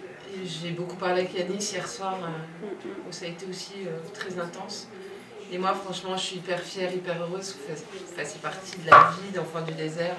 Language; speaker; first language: French; native; French